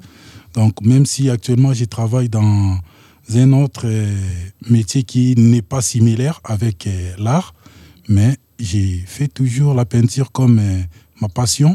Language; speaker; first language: French; non-native, local second language; Lingala